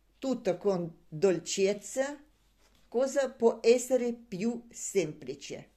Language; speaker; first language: Italian; non-native, learner; Russian